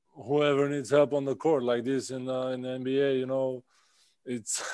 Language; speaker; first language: English; non-native, fluent; Czech